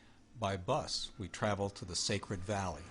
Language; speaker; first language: English; native; English